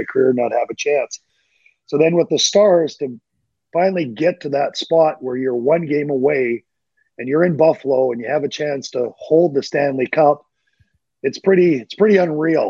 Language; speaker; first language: English; native; English